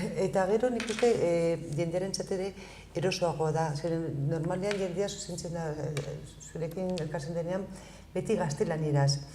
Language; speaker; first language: Basque; non-native, local second language; Spanish